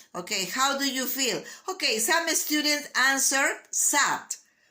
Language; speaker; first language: English; non-native, learner; Spanish